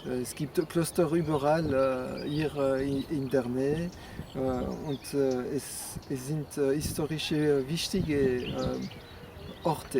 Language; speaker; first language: German; non-native, fluent; French